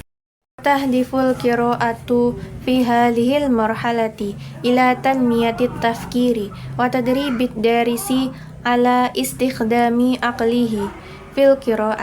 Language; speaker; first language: Arabic; non-native, learner; Indonesian